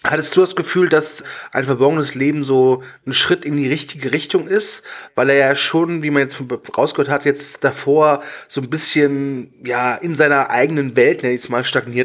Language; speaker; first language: German; native; German